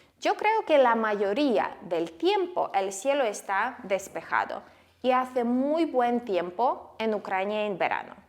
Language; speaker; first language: Spanish; non-native, fluent; Ukrainian